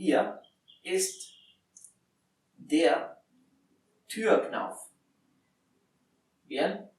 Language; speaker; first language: German; non-native, fluent; Spanish